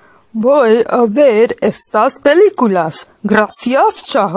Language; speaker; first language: Spanish; non-native, learner; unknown